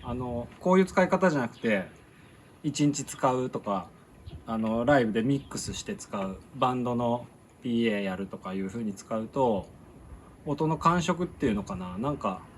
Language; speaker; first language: Japanese; native; Japanese